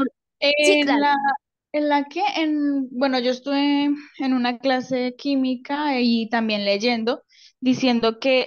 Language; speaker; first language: Spanish; native; Spanish